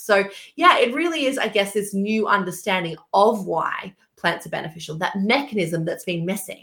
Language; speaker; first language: English; native; English